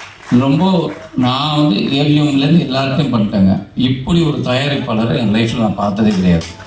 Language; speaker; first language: Tamil; native; Tamil